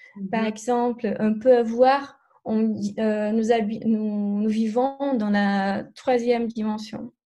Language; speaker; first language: French; non-native, fluent; Portuguese